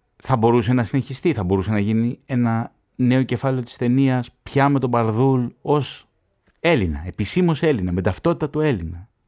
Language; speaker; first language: Greek; native; Greek